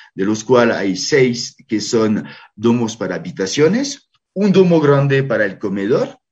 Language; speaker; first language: Spanish; non-native, fluent; French